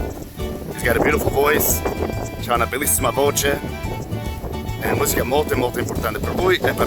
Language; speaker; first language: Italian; non-native, learner; English